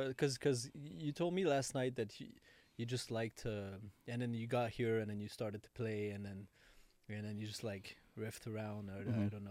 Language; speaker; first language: English; native; English